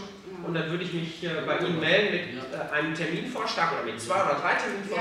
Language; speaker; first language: German; native; German